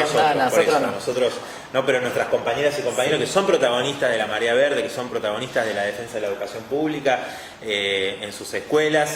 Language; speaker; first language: Spanish; native; Spanish